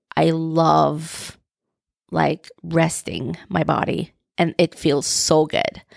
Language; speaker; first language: English; non-native, fluent; Turkish